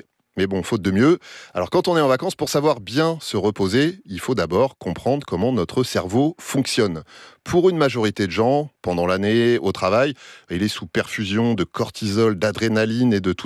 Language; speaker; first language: French; native; French